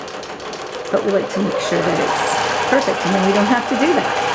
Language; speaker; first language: English; native; English